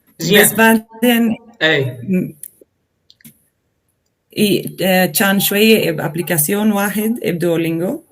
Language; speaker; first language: Arabic; non-native, learner; Swedish